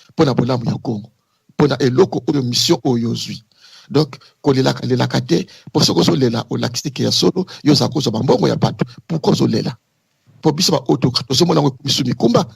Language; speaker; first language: Lingala; non-native, local second language; Kongo